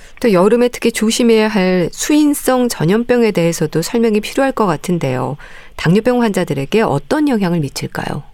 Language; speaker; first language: Korean; native; Korean